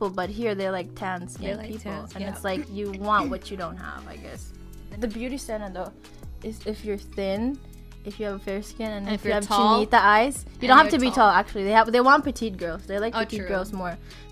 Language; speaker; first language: English; non-native, local second language; Filipino